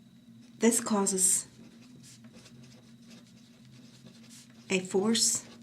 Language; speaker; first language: English; native; English